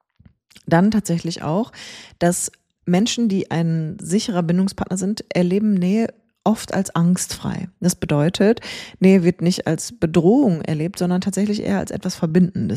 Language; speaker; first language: German; native; German